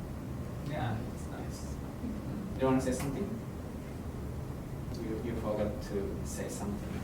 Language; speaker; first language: English; non-native, fluent; Japanese